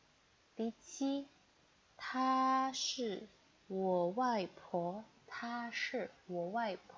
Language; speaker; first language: Chinese; non-native, fluent; Indonesian